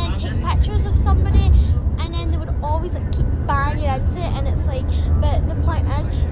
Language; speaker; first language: English; native; English